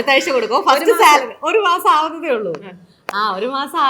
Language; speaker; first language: Malayalam; native; Malayalam